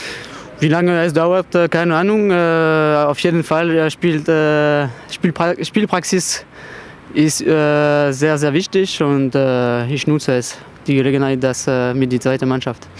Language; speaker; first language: German; non-native, fluent; French